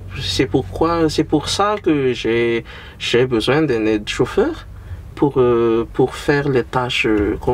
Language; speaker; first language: French; non-native, local second language; Malagasy